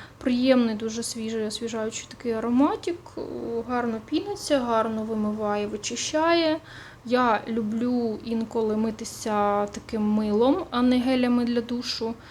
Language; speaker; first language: Ukrainian; non-native, local second language; Russian